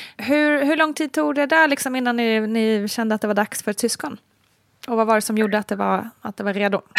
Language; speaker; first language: Swedish; native; Swedish